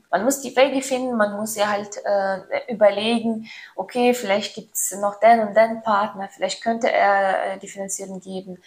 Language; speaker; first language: German; non-native, fluent; Ukrainian